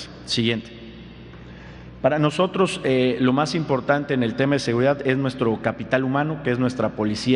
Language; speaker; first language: Spanish; native; Spanish